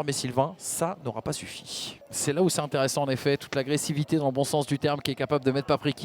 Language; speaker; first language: French; native; French